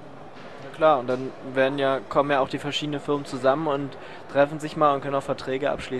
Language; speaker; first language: German; native; German